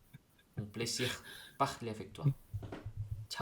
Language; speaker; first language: French; non-native, learner; Indonesian